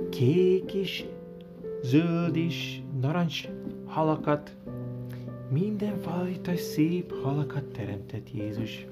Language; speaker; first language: Hungarian; early bilingual, heritage; Hungarian